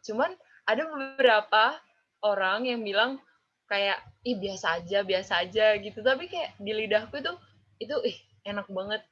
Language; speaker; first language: Indonesian; non-native, local second language; Javanese